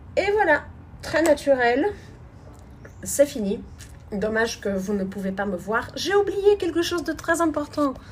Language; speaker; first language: French; non-native, fluent; Portuguese